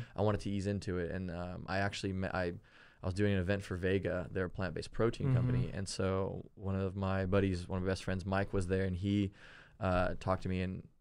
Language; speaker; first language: English; early bilingual, other home language; German